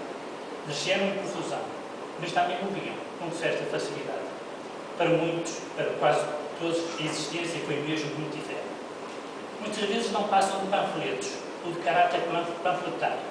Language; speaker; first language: Portuguese; native; Portuguese